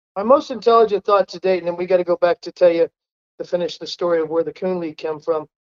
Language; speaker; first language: English; native; English